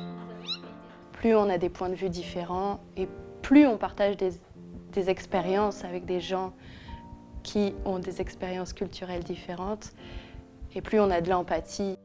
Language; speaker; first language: French; native; French